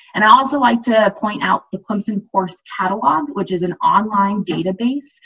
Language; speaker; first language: English; native; English